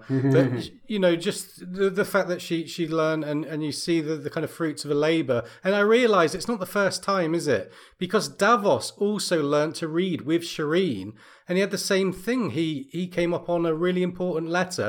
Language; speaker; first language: English; native; English